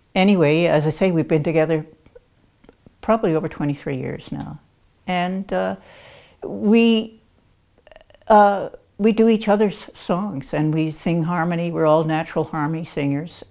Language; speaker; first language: English; native; English